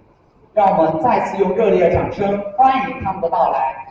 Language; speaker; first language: Chinese; native; Chinese